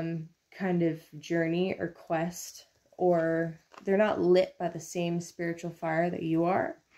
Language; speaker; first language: English; native; English